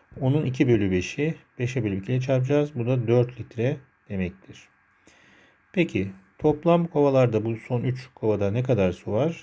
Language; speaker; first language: Turkish; native; Turkish